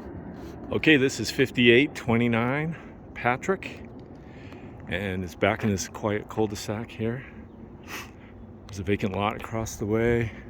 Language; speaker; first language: English; native; English